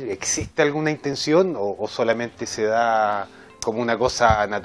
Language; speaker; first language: Spanish; native; Spanish